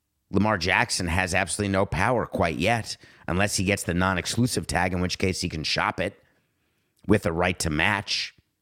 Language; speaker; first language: English; native; English